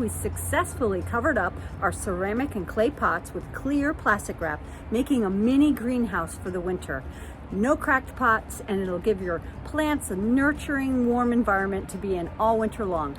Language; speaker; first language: English; native; English